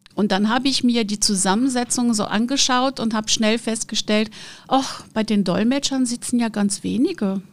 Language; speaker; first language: German; non-native, fluent; Portuguese